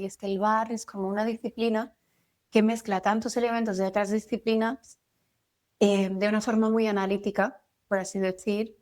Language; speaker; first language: Spanish; non-native, fluent; French